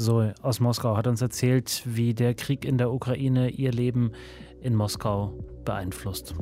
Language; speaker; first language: German; native; German